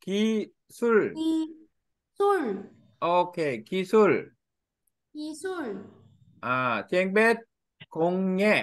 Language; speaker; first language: Vietnamese; non-native, learner; Korean